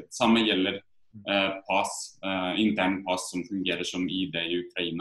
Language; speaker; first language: Norwegian; non-native, fluent; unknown